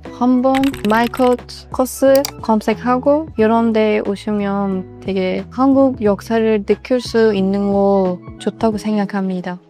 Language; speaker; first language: Korean; non-native, fluent; Turkish